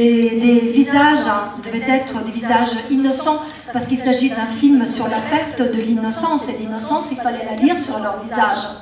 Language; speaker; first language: French; native; French